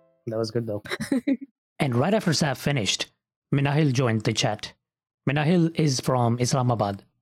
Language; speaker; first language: English; early bilingual, other home language; Punjabi